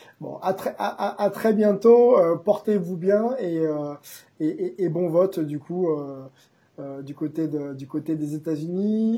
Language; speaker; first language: French; native; French